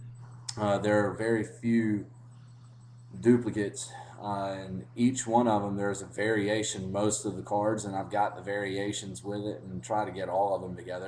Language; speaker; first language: English; native; English